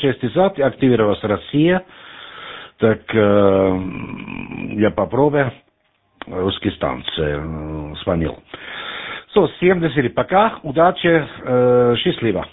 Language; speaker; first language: Russian; non-native, learner; German